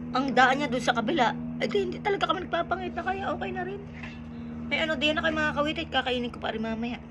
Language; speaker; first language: Filipino; native; Filipino